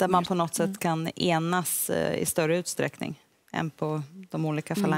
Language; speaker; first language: Swedish; native; Swedish